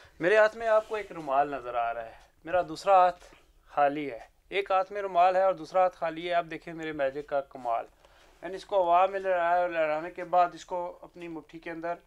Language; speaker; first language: Urdu; non-native, local second language; Punjabi